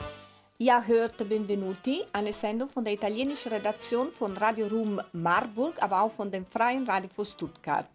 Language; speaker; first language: German; non-native, fluent; Italian